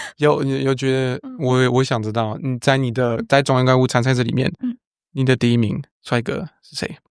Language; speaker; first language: Chinese; non-native, fluent; French